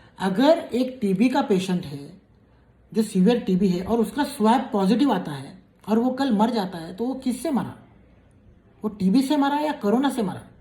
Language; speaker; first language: Hindi; native; Hindi